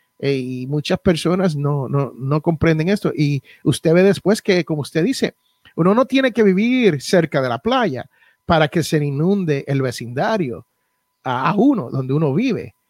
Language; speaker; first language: Spanish; native; Spanish